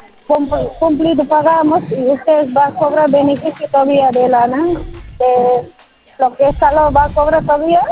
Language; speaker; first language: Spanish; non-native, local second language; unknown